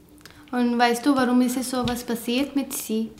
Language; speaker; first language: German; non-native, learner; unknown